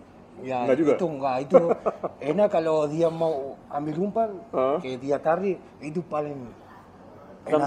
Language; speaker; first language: Indonesian; non-native, fluent; Spanish